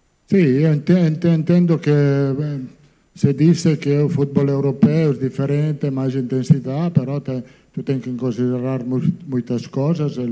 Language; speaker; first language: Portuguese; non-native, learner; Italian